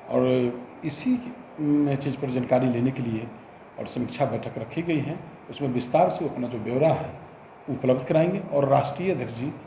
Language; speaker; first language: Hindi; native; Hindi